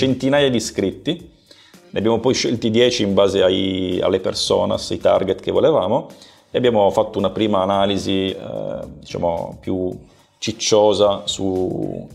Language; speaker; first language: Italian; native; Italian